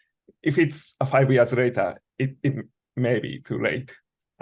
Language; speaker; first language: English; non-native, learner; Japanese